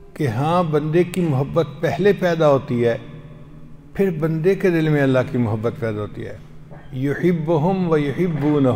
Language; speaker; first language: Urdu; non-native, local second language; Punjabi